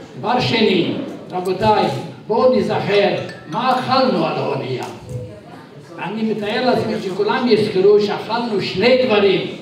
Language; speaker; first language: Hebrew; non-native, fluent; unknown